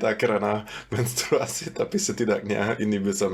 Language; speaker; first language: Indonesian; non-native, fluent; German